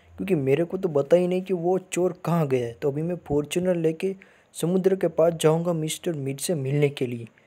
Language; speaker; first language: Hindi; non-native, local second language; Gujarati